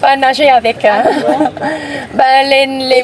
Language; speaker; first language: French; non-native, fluent; Thai